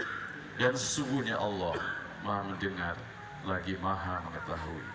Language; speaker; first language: Indonesian; native; Indonesian